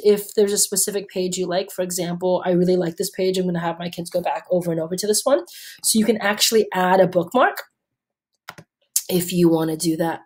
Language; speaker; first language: English; native; English